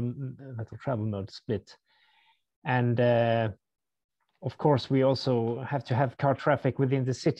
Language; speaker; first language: English; non-native, fluent; Swedish